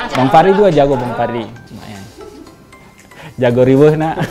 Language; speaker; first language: Indonesian; native; Indonesian